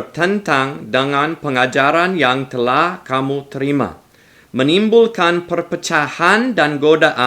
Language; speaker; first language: Indonesian; non-native, learner; English